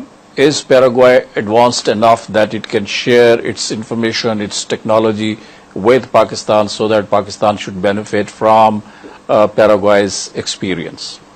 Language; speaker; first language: English; non-native, local second language; Urdu